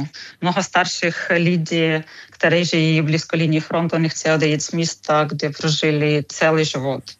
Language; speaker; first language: Czech; non-native, fluent; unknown